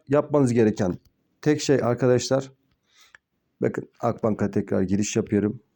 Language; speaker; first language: Turkish; native; Turkish